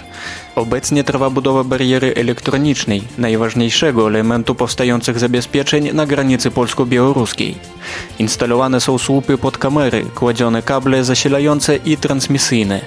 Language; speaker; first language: Polish; native; Polish